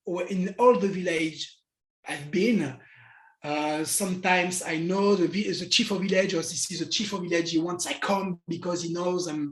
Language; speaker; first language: English; non-native, learner; French